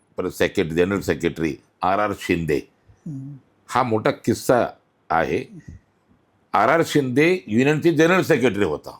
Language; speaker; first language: Marathi; non-native, local second language; Malayalam